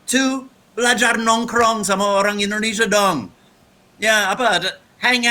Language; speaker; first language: Indonesian; non-native, fluent; English